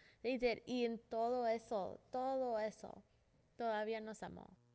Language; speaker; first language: Spanish; early bilingual, heritage; Spanish